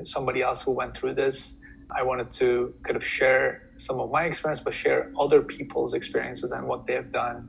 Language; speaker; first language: English; non-native, fluent; Turkish